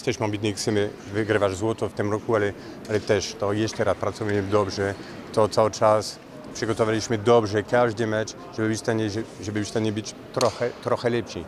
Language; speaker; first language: Polish; non-native, fluent; French